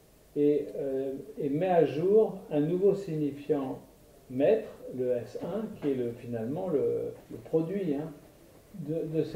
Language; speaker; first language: French; native; French